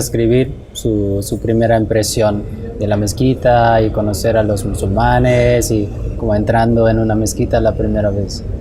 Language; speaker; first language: Spanish; non-native, fluent; English